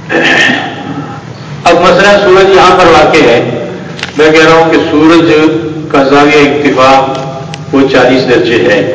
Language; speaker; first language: Urdu; non-native, local second language; Pashto